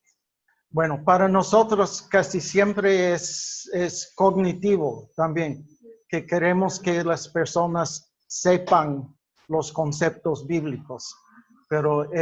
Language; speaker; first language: Spanish; non-native, fluent; English